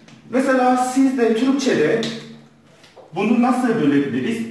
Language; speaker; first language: Turkish; non-native, fluent; Korean